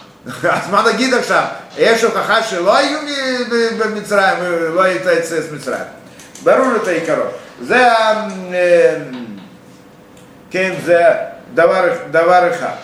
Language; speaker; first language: Hebrew; non-native, fluent; Russian